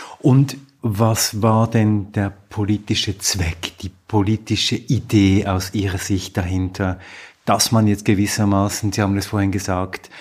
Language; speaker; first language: German; native; German